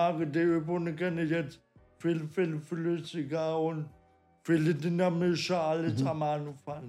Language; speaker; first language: German; non-native, learner; Polish